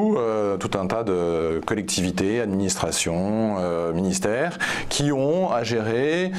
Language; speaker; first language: French; native; French